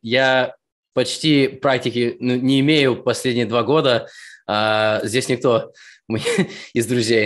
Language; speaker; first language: Russian; early bilingual, heritage; Russian